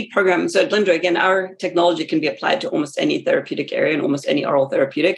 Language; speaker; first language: English; native; English